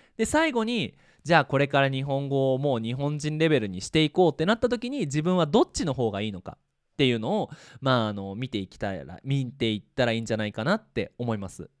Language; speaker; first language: Japanese; native; Japanese